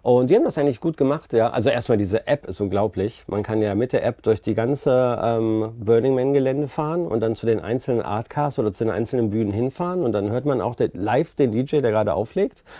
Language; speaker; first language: German; native; German